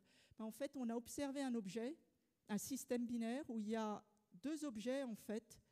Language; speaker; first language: French; native; French